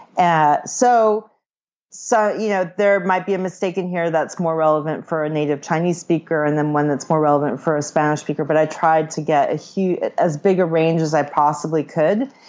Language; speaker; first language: English; native; English